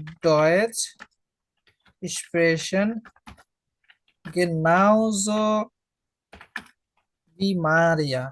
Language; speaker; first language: German; non-native, fluent; Bangla